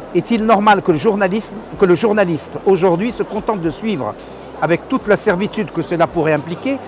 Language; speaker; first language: French; non-native, local second language; Arabic